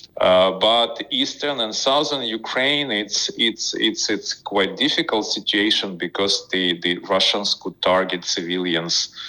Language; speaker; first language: English; non-native, fluent; Ukrainian